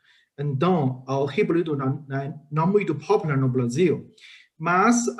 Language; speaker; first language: Portuguese; non-native, learner; Chinese